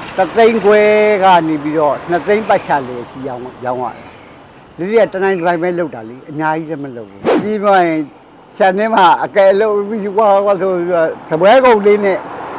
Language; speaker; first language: Burmese; native; Burmese